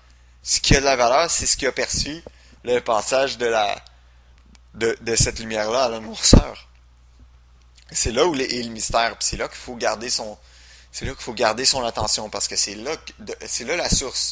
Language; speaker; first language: French; native; French